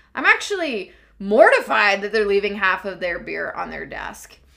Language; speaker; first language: English; native; English